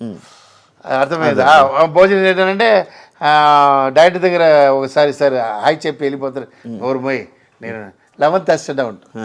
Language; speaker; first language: Telugu; non-native, learner; Tamil